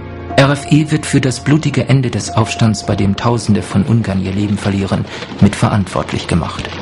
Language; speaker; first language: German; native; German